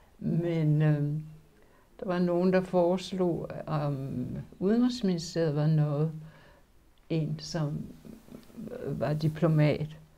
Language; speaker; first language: Danish; early bilingual, other home language; Polish